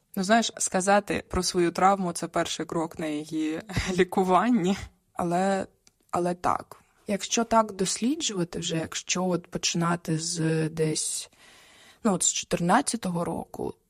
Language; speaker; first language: Ukrainian; native; Ukrainian